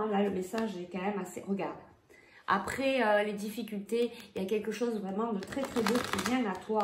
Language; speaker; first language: French; native; French